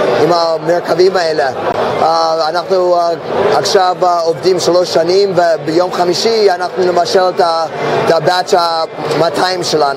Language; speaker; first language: Hebrew; non-native, fluent; English